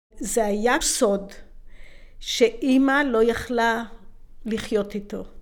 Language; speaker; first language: Hebrew; native; Hebrew